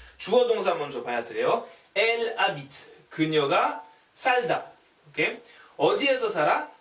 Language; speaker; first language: Korean; non-native, fluent; French